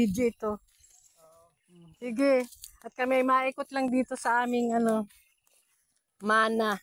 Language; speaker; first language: Filipino; native; Filipino